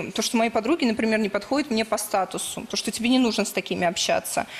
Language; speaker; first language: Russian; native; Russian